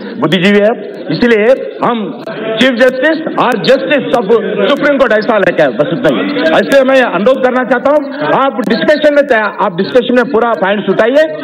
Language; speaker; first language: Hindi; non-native, local second language; Telugu